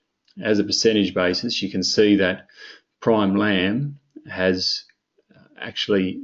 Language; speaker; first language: English; native; English